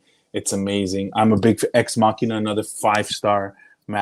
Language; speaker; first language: English; native; English